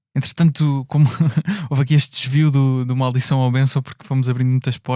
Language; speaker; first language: Portuguese; native; Portuguese